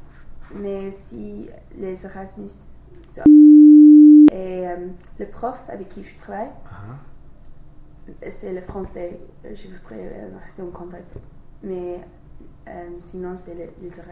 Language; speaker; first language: French; non-native, learner; English